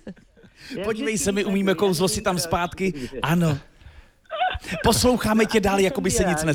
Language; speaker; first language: Czech; native; Czech